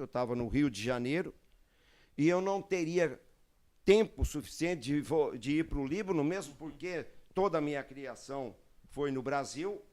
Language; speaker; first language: Portuguese; early bilingual, other home language; Arabic